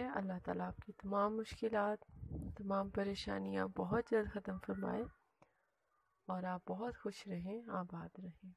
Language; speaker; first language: Hindi; native; Hindi